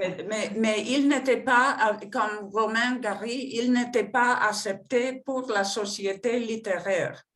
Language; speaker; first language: French; non-native, fluent; Spanish